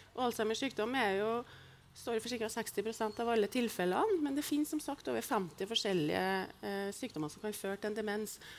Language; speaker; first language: Norwegian; native; Norwegian